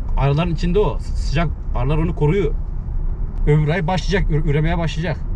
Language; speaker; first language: Turkish; native; Turkish